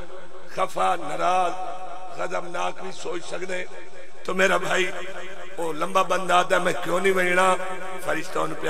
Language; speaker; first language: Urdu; non-native, local second language; Saraiki